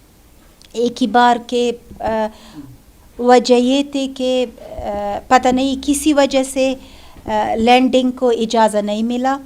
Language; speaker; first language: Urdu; non-native, fluent; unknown